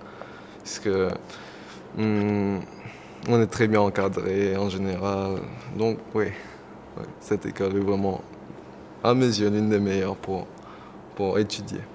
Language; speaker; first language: French; non-native, local second language; Morisyen